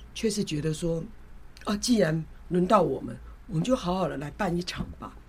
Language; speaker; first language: Chinese; native; Chinese